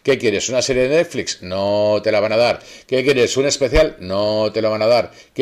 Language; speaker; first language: Spanish; native; Spanish